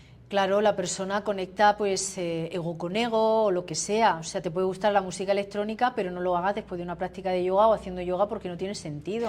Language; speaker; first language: Spanish; native; Spanish